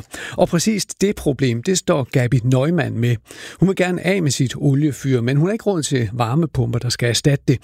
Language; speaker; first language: Danish; native; Danish